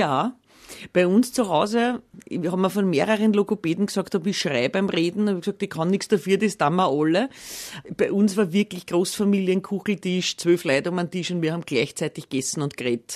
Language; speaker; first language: German; native; German